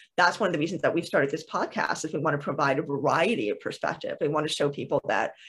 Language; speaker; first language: English; native; English